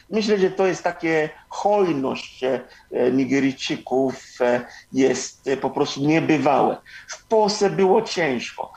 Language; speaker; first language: Polish; non-native, fluent; Igbo